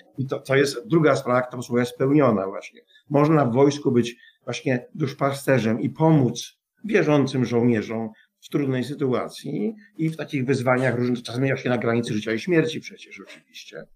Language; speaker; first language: Polish; native; Polish